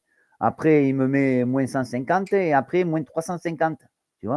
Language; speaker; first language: French; native; French